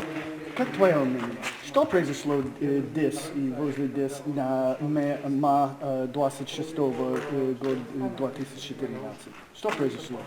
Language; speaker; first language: Russian; non-native, learner; English